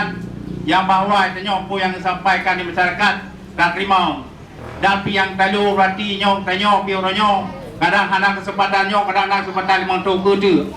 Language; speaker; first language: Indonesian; non-native, local second language; Achinese